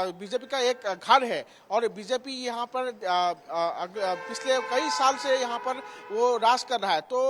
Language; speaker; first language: Hindi; non-native, local second language; Assamese